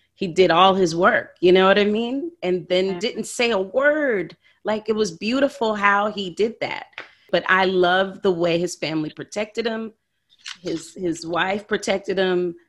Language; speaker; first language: English; native; English